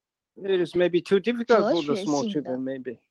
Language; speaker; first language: English; non-native, learner; Japanese